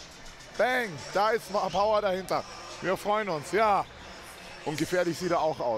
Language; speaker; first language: German; native; German